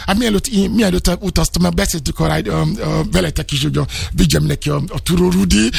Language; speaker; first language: Hungarian; non-native, learner; Yoruba